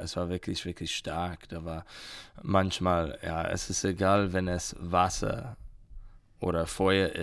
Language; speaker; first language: German; non-native, learner; English